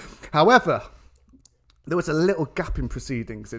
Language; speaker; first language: English; native; English